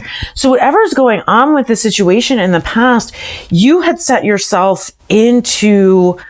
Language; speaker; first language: English; native; English